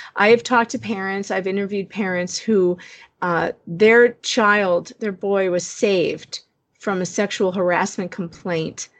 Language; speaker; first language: English; native; English